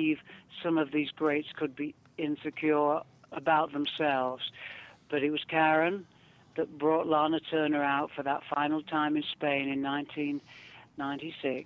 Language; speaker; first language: English; native; English